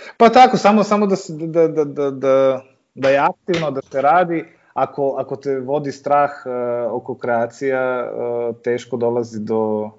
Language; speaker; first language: Serbian; early bilingual, heritage; Serbian